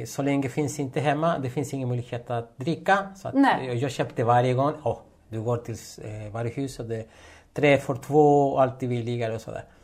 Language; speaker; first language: Swedish; non-native, fluent; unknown